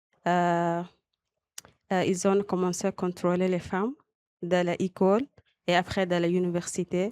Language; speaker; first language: French; non-native, learner; Arabic